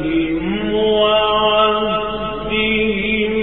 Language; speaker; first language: Arabic; native; Arabic